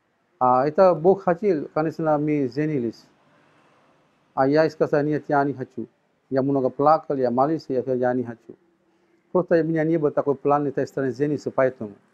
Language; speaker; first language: Russian; non-native, learner; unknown